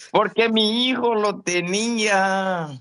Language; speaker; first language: Spanish; non-native, fluent; Haitian Creole